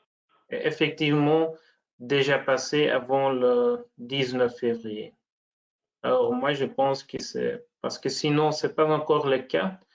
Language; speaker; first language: French; non-native, local second language; Dutch